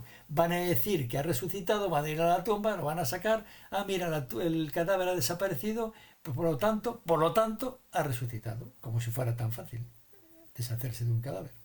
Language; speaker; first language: Spanish; native; Spanish